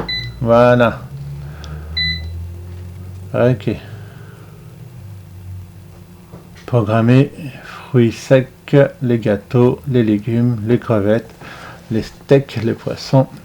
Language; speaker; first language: French; native; French